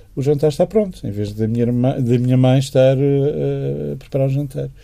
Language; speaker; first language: Portuguese; native; Portuguese